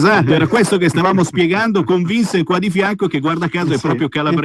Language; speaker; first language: Italian; native; Italian